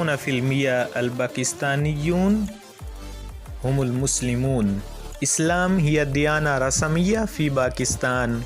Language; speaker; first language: Arabic; non-native, learner; Urdu